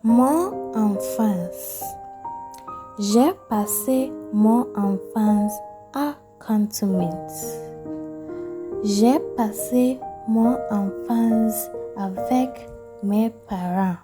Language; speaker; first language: French; non-native, fluent; English